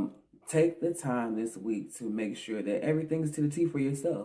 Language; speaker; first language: English; native; English